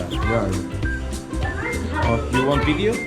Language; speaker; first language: English; non-native, learner; Korean